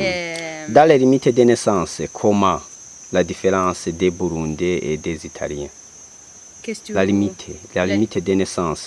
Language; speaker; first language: French; non-native, local second language; Rundi